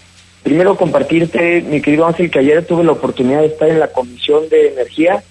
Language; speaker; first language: Spanish; native; Spanish